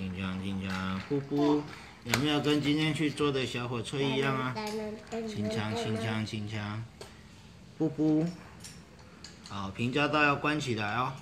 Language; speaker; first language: Chinese; native; Chinese